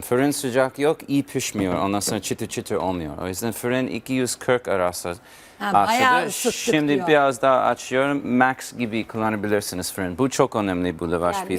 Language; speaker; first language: Turkish; non-native, learner; English